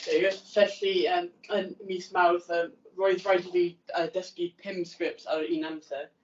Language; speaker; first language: Welsh; non-native, learner; English